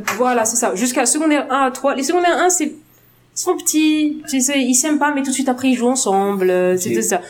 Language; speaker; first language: French; non-native, local second language; Arabic